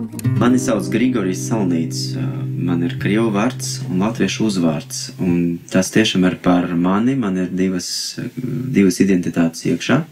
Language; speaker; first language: Latvian; non-native, fluent; Russian